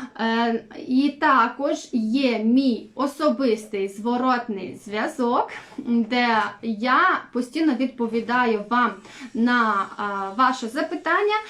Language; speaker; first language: Ukrainian; non-native, local second language; Russian